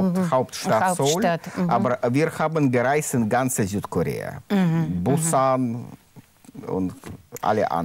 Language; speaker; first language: German; non-native, learner; Russian